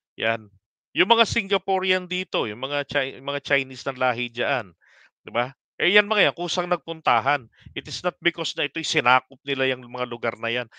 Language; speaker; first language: Filipino; native; Filipino